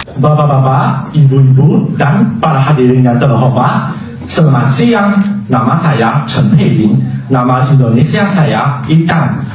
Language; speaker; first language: Indonesian; non-native, learner; Chinese